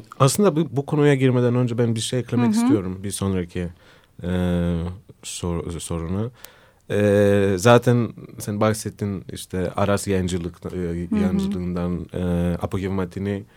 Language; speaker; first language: Turkish; non-native, fluent; Greek